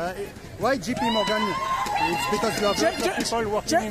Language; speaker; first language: English; non-native, learner; French